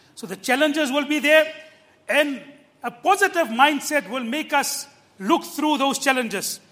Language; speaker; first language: English; native; English